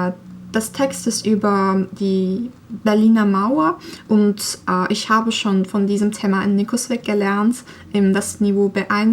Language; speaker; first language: German; non-native, learner; Turkish